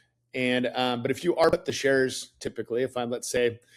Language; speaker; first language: English; native; English